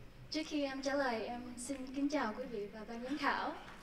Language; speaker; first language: Vietnamese; early bilingual, heritage; Vietnamese